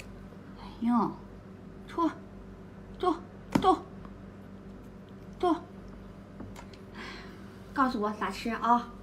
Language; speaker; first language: Chinese; native; Chinese